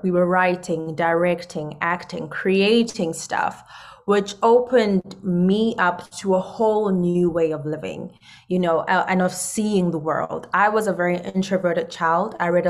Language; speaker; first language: English; non-native, local second language; Zulu